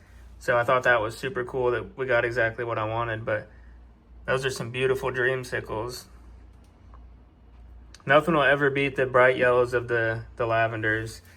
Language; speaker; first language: English; native; English